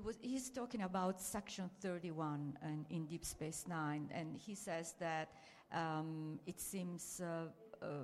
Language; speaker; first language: English; non-native, fluent; Italian